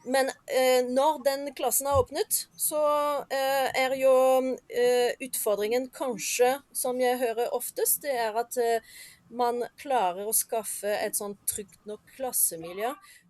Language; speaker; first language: Norwegian; non-native, fluent; French